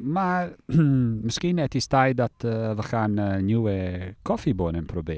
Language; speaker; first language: Dutch; non-native, fluent; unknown